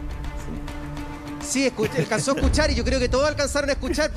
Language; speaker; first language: Spanish; native; Spanish